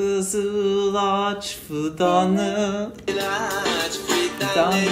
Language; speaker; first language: Turkish; non-native, learner; English